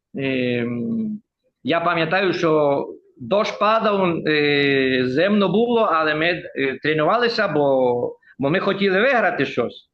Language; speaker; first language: Ukrainian; early bilingual, heritage; Ukrainian